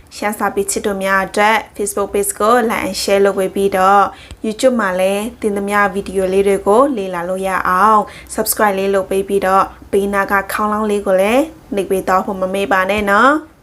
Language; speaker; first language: Burmese; non-native, local second language; Shan